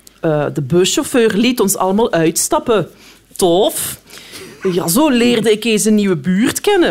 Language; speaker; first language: Dutch; native; Dutch